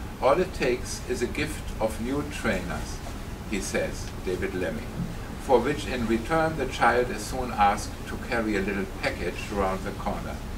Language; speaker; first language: English; non-native, fluent; German